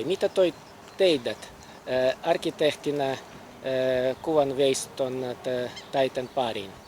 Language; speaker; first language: Finnish; non-native, fluent; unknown